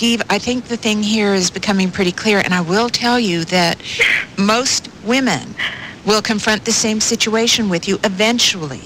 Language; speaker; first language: English; native; English